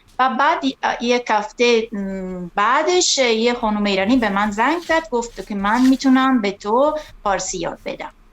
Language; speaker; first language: Persian; non-native, fluent; Italian